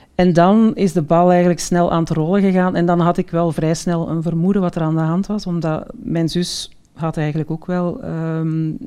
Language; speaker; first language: Dutch; native; Dutch